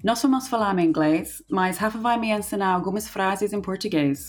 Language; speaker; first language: Portuguese; non-native, learner; English